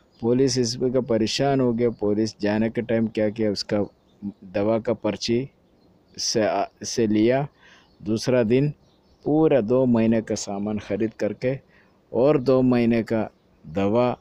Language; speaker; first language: Hindi; non-native, local second language; Malayalam